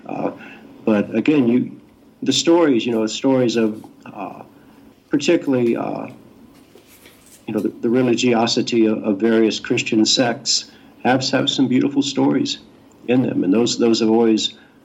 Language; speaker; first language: English; native; English